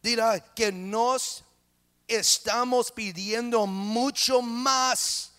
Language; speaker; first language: Spanish; non-native, learner; English